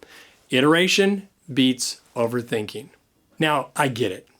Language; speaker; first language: English; native; English